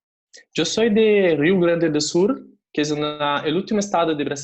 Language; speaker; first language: Spanish; non-native, fluent; Portuguese